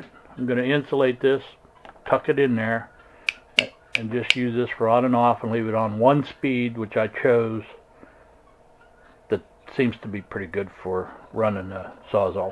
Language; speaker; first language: English; native; English